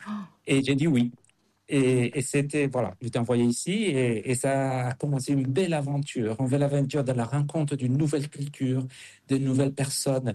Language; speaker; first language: French; non-native, fluent; Spanish